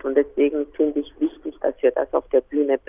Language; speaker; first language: German; non-native, local second language; Romanian